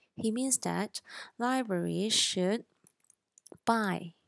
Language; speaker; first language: English; non-native, local second language; Cantonese